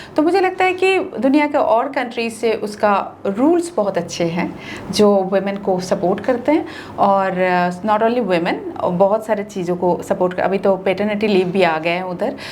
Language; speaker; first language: Hindi; non-native, local second language; Bangla